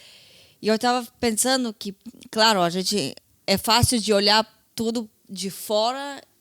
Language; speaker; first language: Portuguese; non-native, fluent; Hebrew